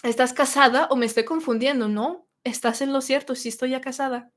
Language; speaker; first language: Spanish; non-native, fluent; Russian